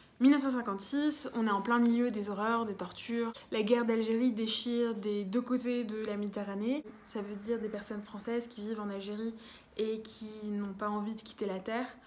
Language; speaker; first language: French; early bilingual, other home language; Arabic